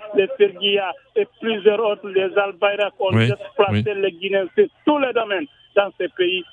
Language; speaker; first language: French; non-native, local second language; Susu